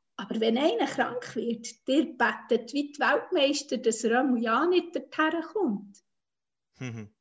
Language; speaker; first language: German; non-native, fluent; Swiss German